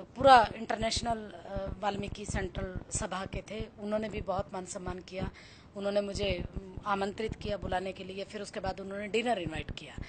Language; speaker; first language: Hindi; native; Hindi